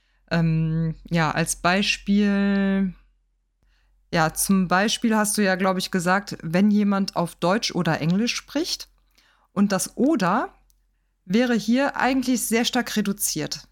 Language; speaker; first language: German; native; German